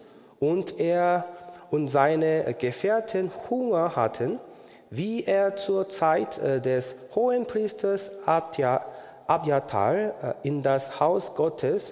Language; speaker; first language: German; non-native, learner; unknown